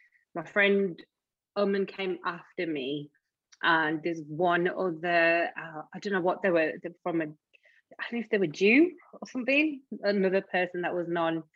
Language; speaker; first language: English; native; English